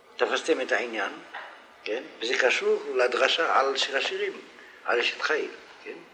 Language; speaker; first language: Hebrew; non-native, fluent; French